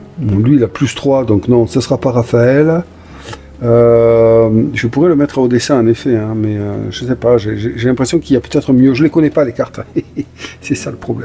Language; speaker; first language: French; native; French